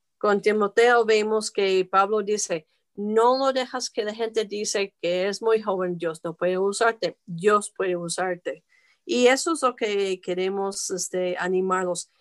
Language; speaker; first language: Spanish; non-native, fluent; English